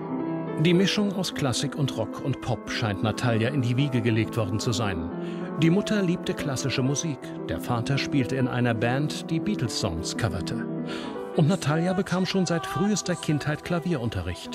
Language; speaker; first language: German; native; German